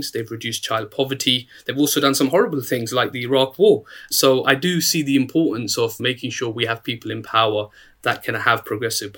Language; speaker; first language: English; native; English